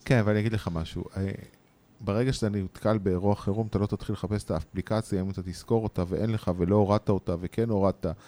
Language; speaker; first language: Hebrew; native; Hebrew